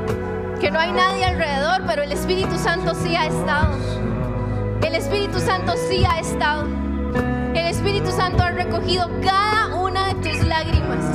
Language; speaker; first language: Spanish; native; Spanish